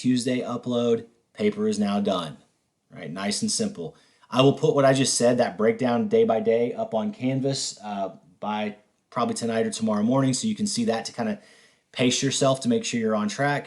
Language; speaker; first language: English; native; English